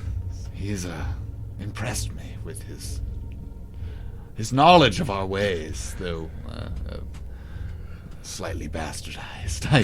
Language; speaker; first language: English; native; English